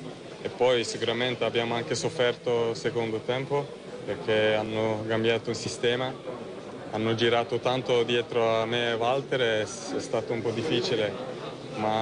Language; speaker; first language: Italian; non-native, fluent; Turkish